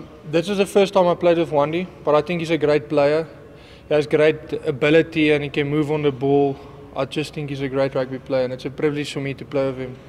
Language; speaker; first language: English; non-native, local second language; Afrikaans